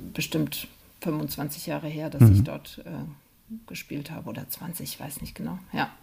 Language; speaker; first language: German; native; German